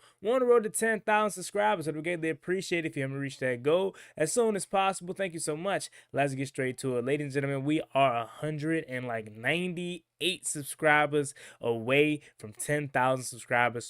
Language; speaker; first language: English; native; English